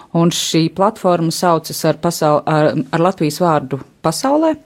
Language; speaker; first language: Latvian; native; Latvian